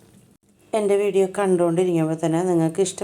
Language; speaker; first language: Malayalam; native; Malayalam